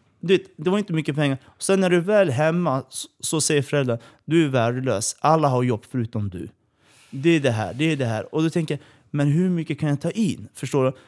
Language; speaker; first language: Swedish; early bilingual, other home language; Persian